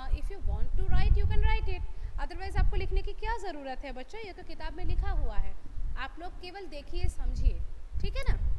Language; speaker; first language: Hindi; non-native, local second language; Bangla